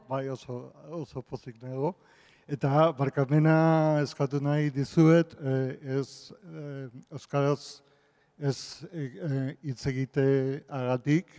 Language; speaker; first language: Basque; non-native, local second language; Spanish